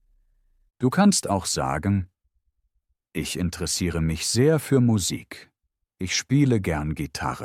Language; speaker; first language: German; native; German